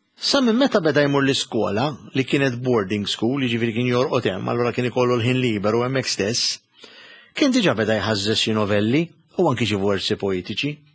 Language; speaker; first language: Maltese; native; Maltese